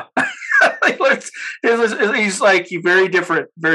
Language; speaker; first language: English; native; English